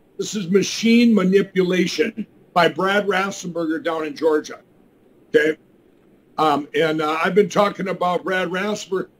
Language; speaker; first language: English; native; English